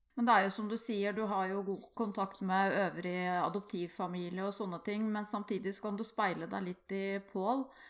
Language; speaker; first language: Norwegian; native; Norwegian